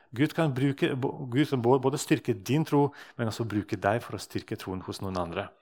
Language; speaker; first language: Norwegian; non-native, fluent; Russian